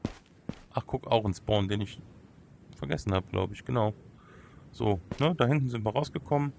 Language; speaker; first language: German; native; German